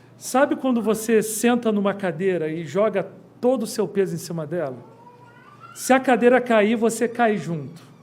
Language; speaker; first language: Portuguese; native; Portuguese